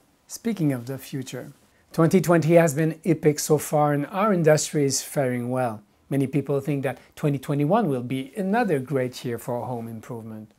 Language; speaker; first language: English; non-native, fluent; French